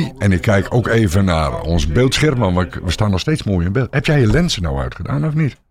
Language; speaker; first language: Dutch; native; Dutch